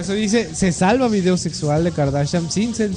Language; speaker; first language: Spanish; native; Spanish